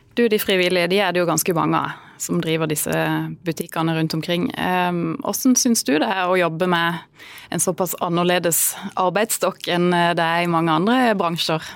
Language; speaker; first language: Norwegian; native; Norwegian